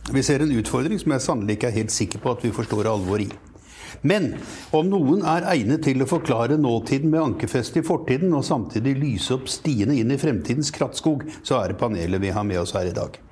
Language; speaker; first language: Norwegian; native; Norwegian